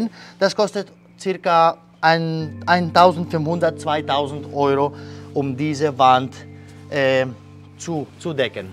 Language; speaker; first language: German; non-native, learner; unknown